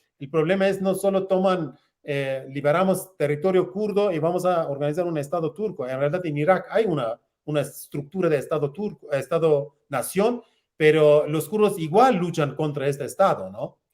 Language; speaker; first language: Spanish; non-native, learner; Kurdish